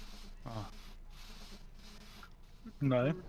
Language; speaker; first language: French; native; French